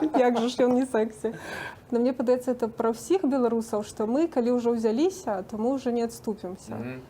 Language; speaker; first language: Belarusian; non-native, local second language; Russian